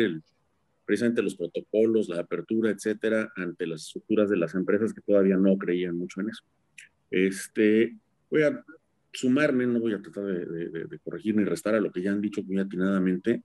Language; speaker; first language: Spanish; native; Spanish